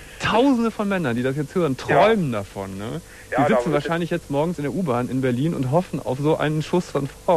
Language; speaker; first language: German; native; German